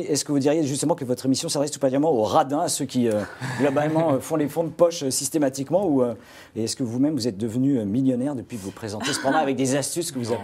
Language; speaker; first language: French; native; French